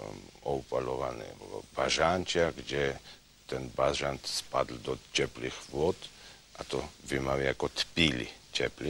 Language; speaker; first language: Polish; non-native, fluent; Georgian